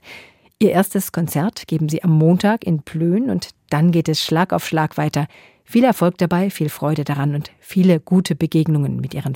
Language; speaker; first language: German; native; German